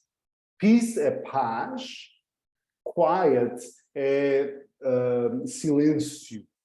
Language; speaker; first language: Portuguese; early bilingual, heritage; Portuguese